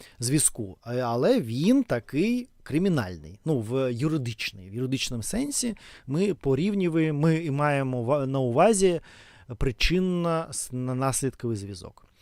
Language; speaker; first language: Ukrainian; non-native, local second language; Russian